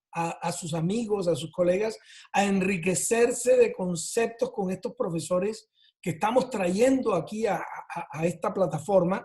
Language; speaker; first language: Spanish; native; Spanish